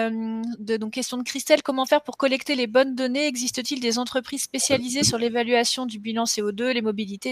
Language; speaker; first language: French; native; French